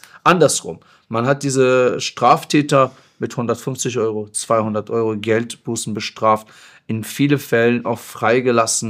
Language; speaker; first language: German; non-native, fluent; Persian